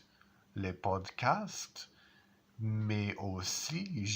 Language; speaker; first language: French; non-native, learner; English